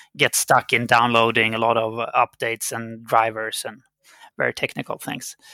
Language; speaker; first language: English; non-native, fluent; Swedish